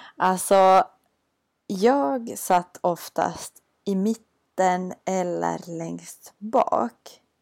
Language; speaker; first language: Swedish; native; Swedish